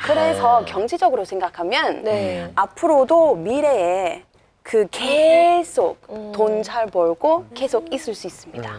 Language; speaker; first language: Korean; non-native, fluent; English